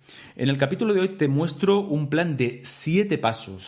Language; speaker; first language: Spanish; native; Spanish